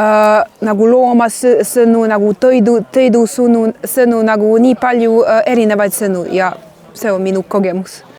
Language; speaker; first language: Estonian; non-native, learner; Croatian